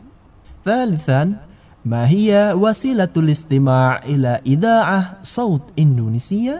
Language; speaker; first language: Arabic; non-native, fluent; Indonesian